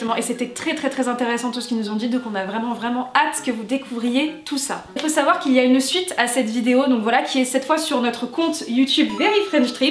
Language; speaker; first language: French; native; French